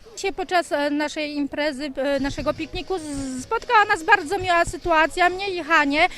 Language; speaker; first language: Polish; native; Polish